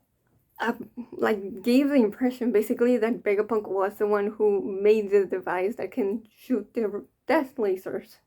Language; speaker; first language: English; native; English